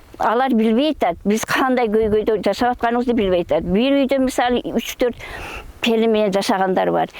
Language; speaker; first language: Kyrgyz; early bilingual, heritage; Kyrgyz